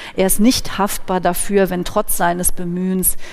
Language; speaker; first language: German; native; German